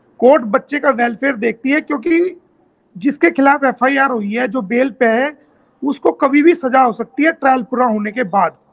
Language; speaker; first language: Hindi; native; Hindi